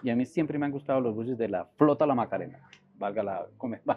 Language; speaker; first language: Spanish; native; Spanish